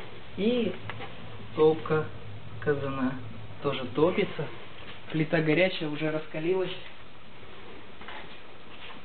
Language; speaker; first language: Russian; native; Russian